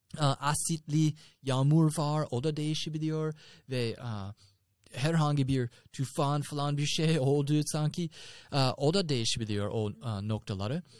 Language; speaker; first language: Turkish; non-native, fluent; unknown